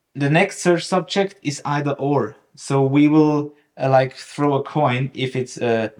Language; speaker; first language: English; non-native, fluent; German